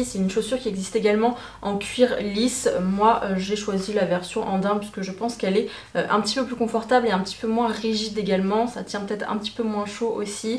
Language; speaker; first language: French; native; French